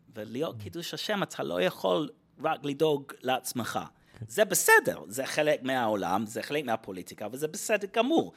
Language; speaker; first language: Hebrew; non-native, fluent; English